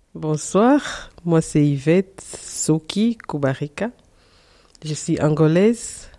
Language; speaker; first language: French; non-native, fluent; Portuguese